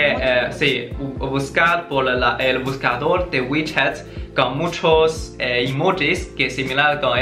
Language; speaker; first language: Spanish; non-native, learner; Chinese